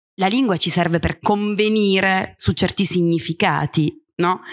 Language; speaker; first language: Italian; native; Italian